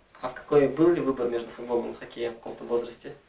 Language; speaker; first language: Russian; native; Russian